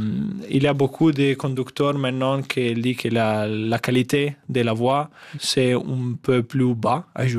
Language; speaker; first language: French; non-native, fluent; Italian